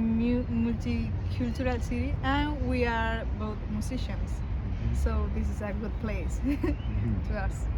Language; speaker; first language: English; non-native, learner; Spanish